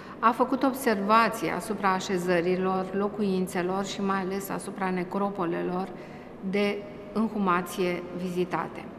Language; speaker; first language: Romanian; native; Romanian